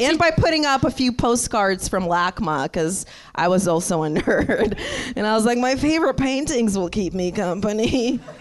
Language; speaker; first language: English; early bilingual, other home language; Russian